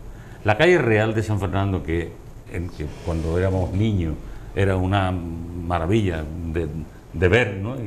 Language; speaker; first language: Spanish; native; Spanish